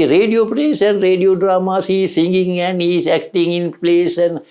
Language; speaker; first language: English; non-native, local second language; Sinhala